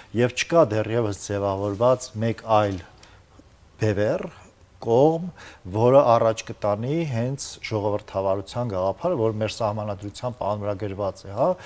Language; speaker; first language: Armenian; native; Armenian